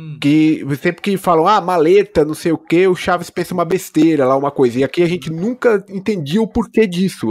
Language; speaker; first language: Portuguese; native; Portuguese